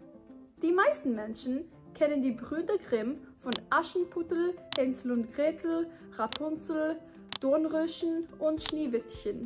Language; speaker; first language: German; non-native, fluent; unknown